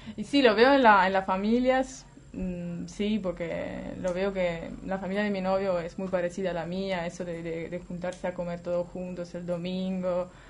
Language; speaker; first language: Spanish; non-native, fluent; Italian